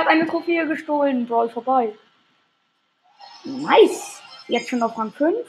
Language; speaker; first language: German; native; German